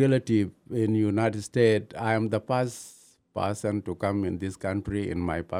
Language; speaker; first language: English; non-native, learner; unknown